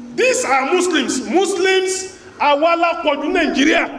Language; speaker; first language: English; non-native, local second language; Yoruba